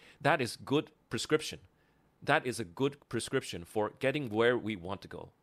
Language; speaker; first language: English; non-native, fluent; Chinese